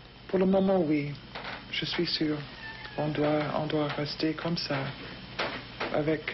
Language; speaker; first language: French; non-native, learner; English